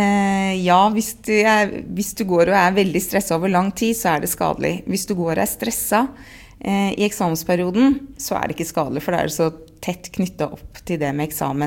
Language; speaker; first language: Norwegian; native; Norwegian